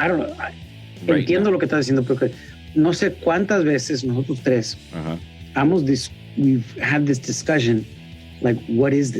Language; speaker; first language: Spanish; early bilingual, heritage; Spanish